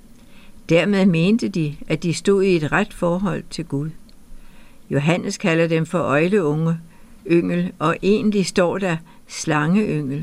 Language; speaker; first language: Danish; native; Danish